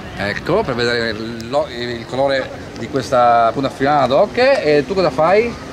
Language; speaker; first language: Italian; native; Italian